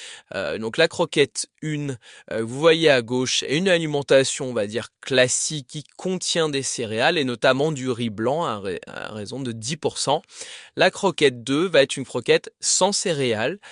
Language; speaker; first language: French; native; French